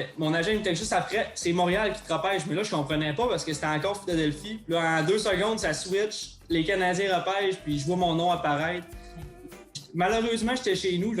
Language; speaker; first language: French; native; French